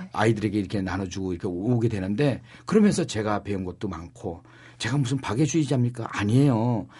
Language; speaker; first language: Korean; native; Korean